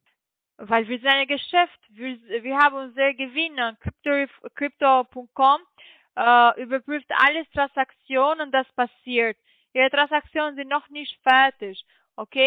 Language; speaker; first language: German; non-native, learner; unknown